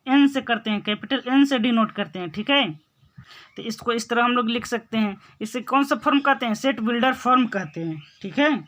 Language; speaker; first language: Hindi; native; Hindi